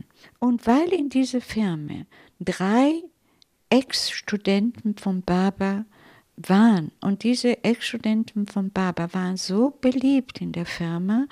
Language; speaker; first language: German; non-native, fluent; Italian